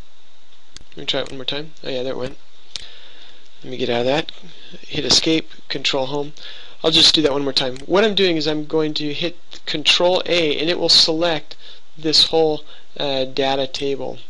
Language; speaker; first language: English; native; English